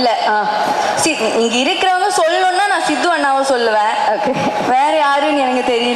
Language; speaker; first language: Tamil; non-native, local second language; Malayalam